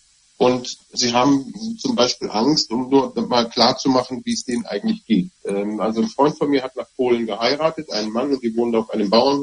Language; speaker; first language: German; native; German